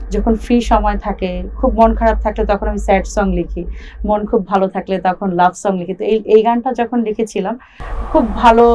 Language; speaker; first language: Bangla; native; Bangla